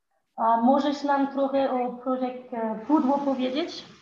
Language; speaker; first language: Polish; non-native, fluent; French